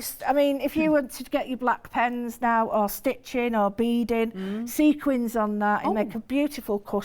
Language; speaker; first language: English; native; English